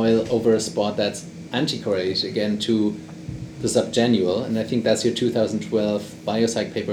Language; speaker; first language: English; non-native, fluent; German